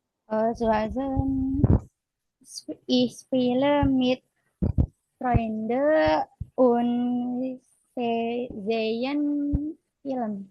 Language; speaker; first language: German; non-native, learner; Indonesian